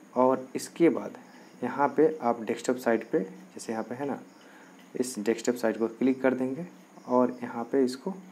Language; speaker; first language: Hindi; native; Hindi